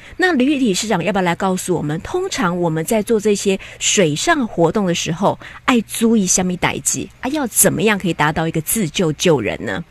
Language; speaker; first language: Chinese; native; Chinese